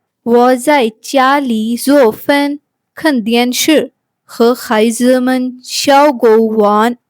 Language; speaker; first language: Chinese; non-native, fluent; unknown